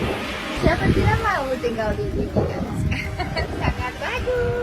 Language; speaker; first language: Indonesian; non-native, learner; English